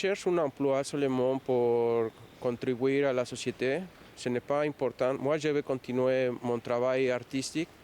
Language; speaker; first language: French; non-native, fluent; Spanish